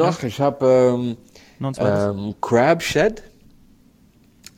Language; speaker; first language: German; non-native, learner; Arabic